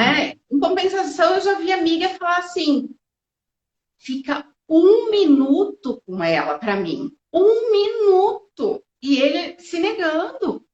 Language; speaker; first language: Portuguese; native; Portuguese